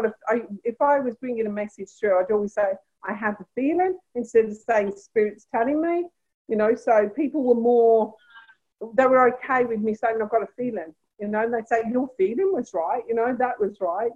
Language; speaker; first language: English; native; English